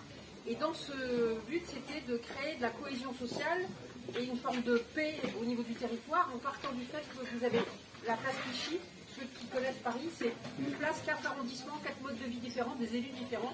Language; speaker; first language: French; native; French